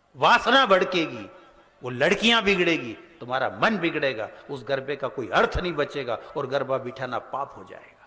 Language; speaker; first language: Hindi; native; Hindi